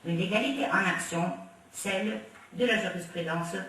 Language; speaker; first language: French; non-native, local second language; Arabic